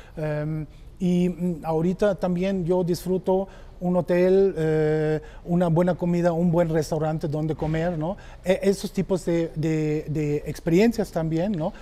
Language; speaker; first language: Spanish; non-native, fluent; German